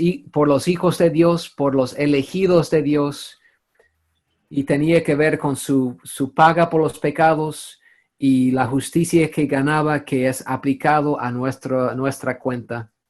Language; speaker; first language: Spanish; non-native, fluent; English